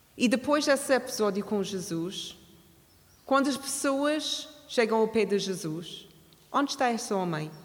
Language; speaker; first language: Portuguese; non-native, fluent; English